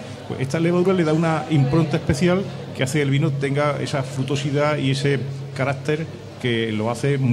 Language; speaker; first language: Spanish; native; Spanish